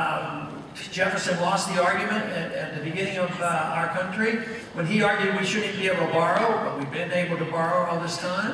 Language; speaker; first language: English; native; English